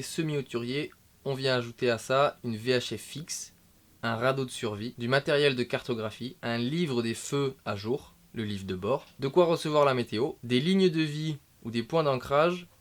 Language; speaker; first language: French; native; French